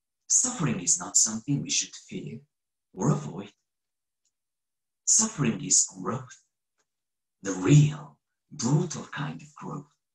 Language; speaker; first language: English; non-native, fluent; Romanian